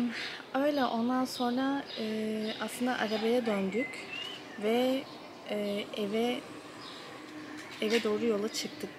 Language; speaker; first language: Turkish; early bilingual, heritage; Turkish